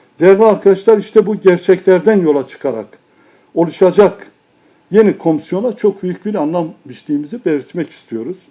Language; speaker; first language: Turkish; non-native, local second language; Kurdish